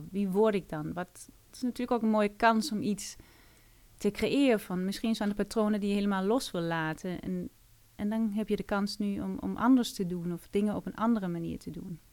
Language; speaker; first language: Dutch; non-native, fluent; Danish